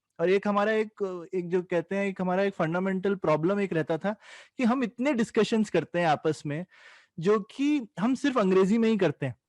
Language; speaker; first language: Hindi; native; Hindi